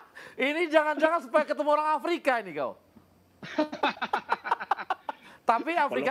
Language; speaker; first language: Indonesian; native; Indonesian